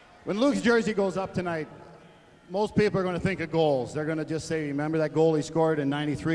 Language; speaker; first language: English; native; English